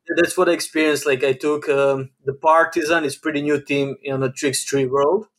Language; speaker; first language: English; non-native, fluent; Serbian